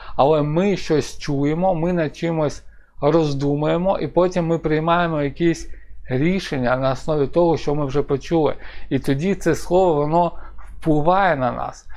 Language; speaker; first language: Ukrainian; non-native, local second language; Russian